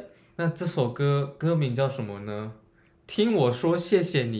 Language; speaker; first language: Chinese; native; Chinese